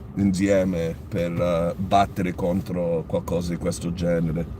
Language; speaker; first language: Italian; early bilingual, other home language; English